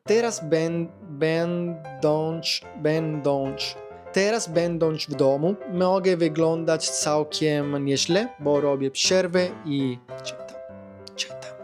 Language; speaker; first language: Polish; non-native, learner; Italian